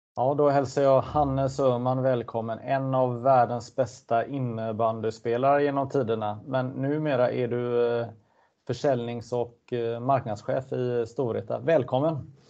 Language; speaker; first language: Swedish; native; Swedish